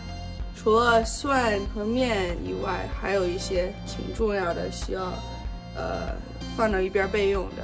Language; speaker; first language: Chinese; early bilingual, heritage; Chinese